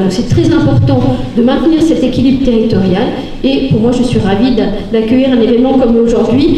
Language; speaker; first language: French; native; French